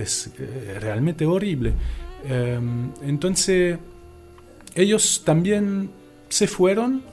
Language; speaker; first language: Spanish; non-native, fluent; French